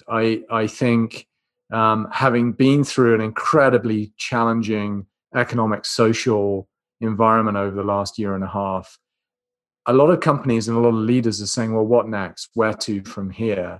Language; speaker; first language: English; native; English